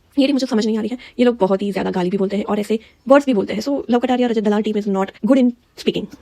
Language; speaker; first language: Hindi; native; Hindi